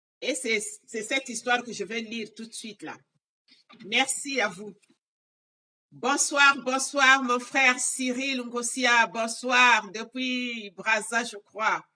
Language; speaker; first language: French; non-native, local second language; Lingala